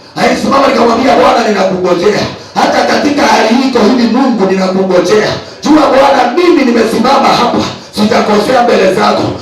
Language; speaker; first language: Swahili; non-native, local second language; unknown